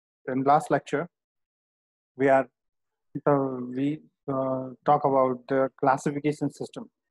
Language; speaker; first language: English; non-native, local second language; Gujarati